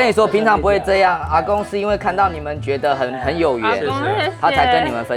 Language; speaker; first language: Chinese; native; Chinese